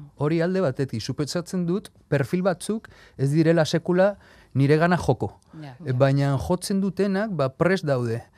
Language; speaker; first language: Basque; non-native, local second language; Spanish